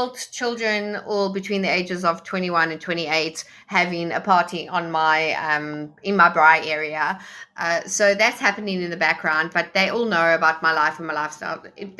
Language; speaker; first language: English; native; English